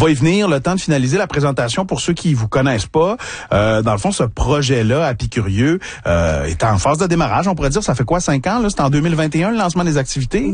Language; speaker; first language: French; native; French